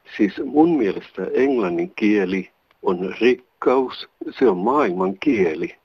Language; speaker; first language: Finnish; native; Finnish